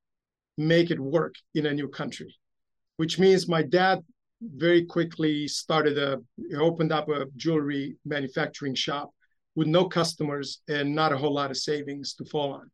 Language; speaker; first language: English; early bilingual, other home language; Romanian